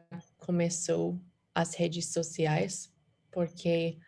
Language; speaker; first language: Portuguese; non-native, learner; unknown